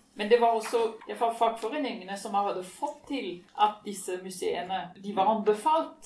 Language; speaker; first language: Norwegian; non-native, fluent; French